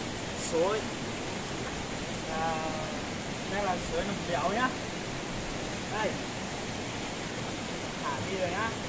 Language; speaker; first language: Vietnamese; non-native, local second language; Hmong